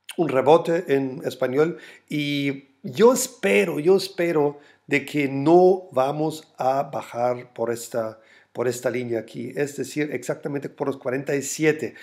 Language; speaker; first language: Spanish; non-native, fluent; German